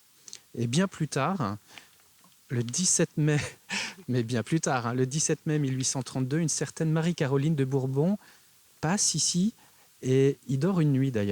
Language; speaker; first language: French; native; French